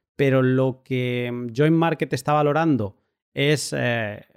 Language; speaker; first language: Spanish; native; Spanish